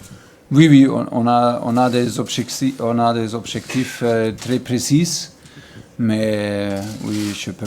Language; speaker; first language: French; non-native, learner; German